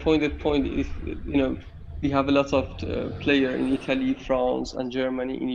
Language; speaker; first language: English; non-native, learner; Persian